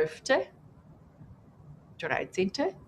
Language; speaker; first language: German; non-native, fluent; English